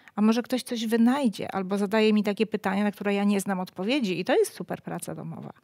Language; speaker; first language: Polish; native; Polish